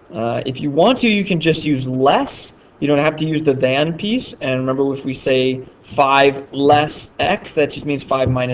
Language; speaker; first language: English; native; English